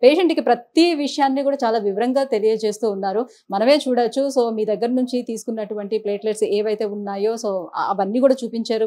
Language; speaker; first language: Telugu; native; Telugu